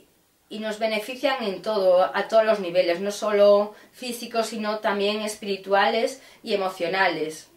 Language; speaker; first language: Spanish; native; Spanish